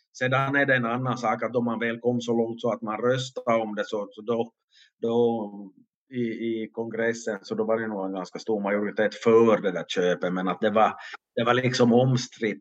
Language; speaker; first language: Swedish; native; Swedish